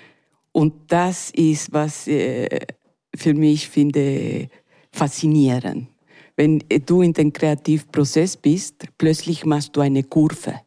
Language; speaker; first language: German; non-native, learner; Spanish